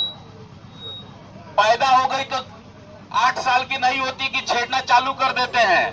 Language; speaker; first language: Hindi; non-native, local second language; Bhojpuri